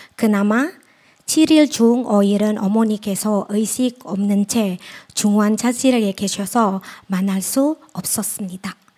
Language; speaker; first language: Korean; non-native, fluent; Indonesian